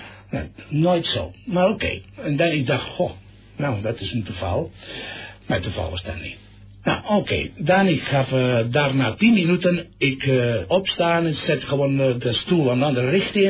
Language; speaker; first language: Dutch; non-native, fluent; Catalan